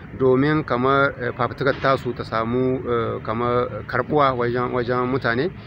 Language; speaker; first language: Hausa; native; Hausa